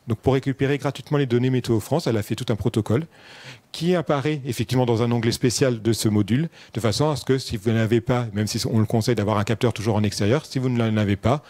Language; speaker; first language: French; native; French